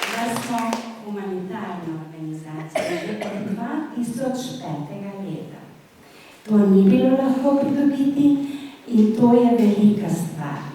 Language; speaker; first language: Slovenian; native; Slovenian